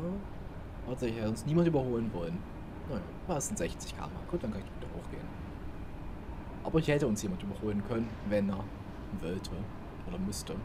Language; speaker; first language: German; native; German